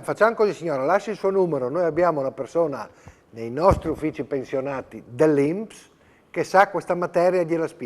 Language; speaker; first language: Italian; native; Italian